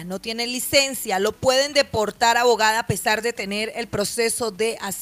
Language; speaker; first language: Spanish; native; Spanish